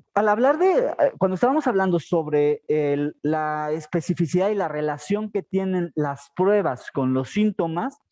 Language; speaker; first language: Spanish; native; Spanish